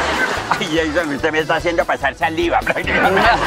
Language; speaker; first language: Spanish; native; Spanish